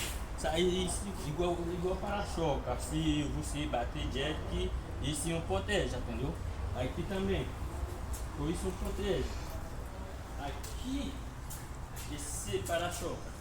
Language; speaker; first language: Portuguese; non-native, learner; Haitian Creole